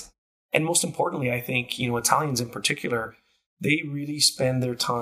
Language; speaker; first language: English; native; English